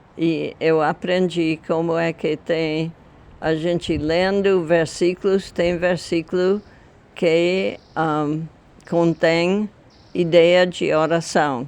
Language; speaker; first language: Portuguese; non-native, fluent; English